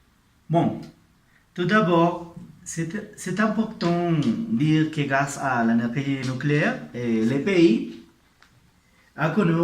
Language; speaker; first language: French; non-native, learner; Spanish